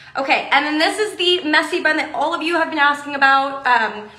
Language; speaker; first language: English; native; English